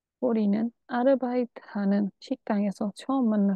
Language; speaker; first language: Korean; non-native, fluent; Bangla